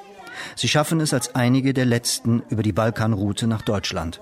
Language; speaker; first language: German; native; German